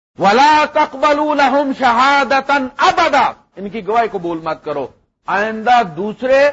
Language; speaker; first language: Urdu; non-native, local second language; Punjabi